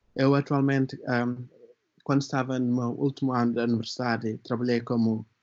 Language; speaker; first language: Portuguese; non-native, fluent; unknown